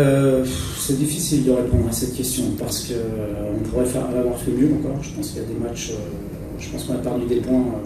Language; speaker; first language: French; native; French